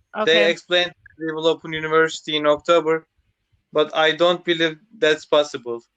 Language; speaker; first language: English; non-native, learner; Turkish